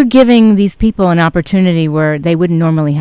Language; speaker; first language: English; native; English